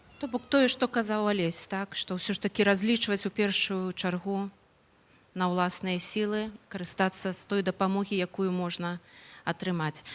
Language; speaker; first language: Belarusian; non-native, local second language; Russian